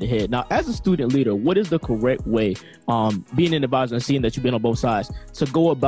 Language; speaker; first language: English; native; English